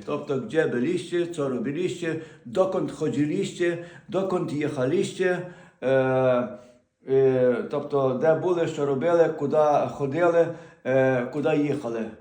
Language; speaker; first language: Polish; non-native, fluent; Ukrainian